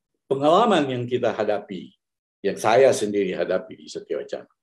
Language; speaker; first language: Malay; native; Malay